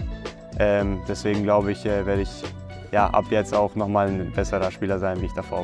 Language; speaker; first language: German; early bilingual, other home language; Croatian